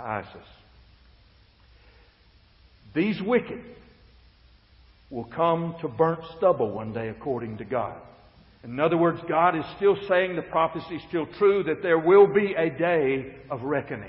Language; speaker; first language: English; native; English